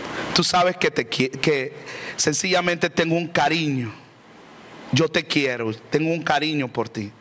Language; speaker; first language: Spanish; native; Spanish